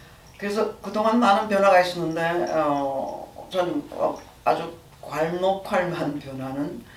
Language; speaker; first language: Korean; native; Korean